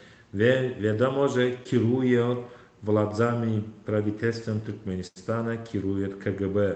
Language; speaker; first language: Polish; non-native, learner; Turkmen